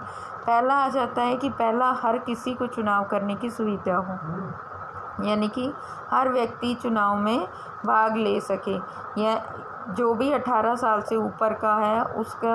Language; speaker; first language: Hindi; native; Hindi